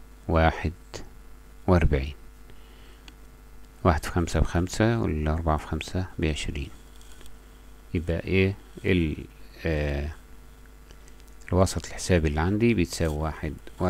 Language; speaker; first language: Arabic; native; Arabic